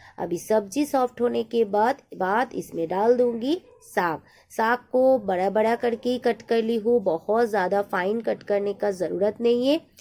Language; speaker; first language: Hindi; non-native, local second language; Bangla